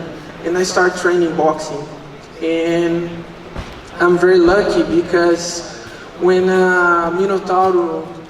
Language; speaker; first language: English; non-native, learner; Portuguese